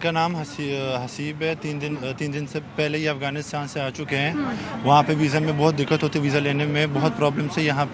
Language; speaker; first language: Hindi; non-native, fluent; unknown